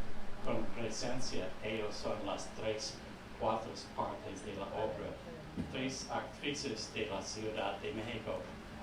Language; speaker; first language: Spanish; non-native, fluent; English